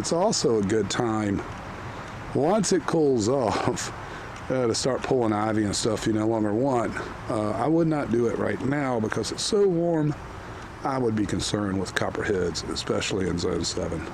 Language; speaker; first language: English; native; English